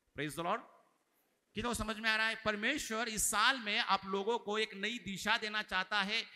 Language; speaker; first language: Hindi; non-native, local second language; Marathi